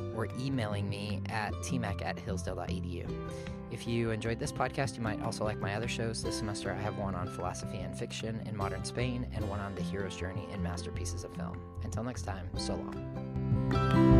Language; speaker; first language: English; native; English